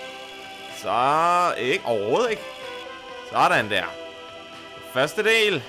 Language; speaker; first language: Danish; native; Danish